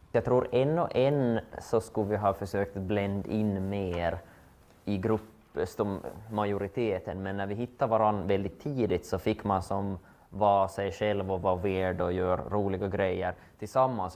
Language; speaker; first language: Swedish; native; Swedish